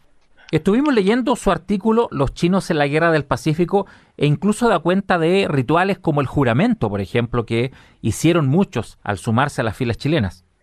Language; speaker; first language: Spanish; native; Spanish